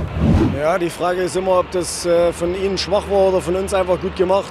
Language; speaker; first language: German; native; German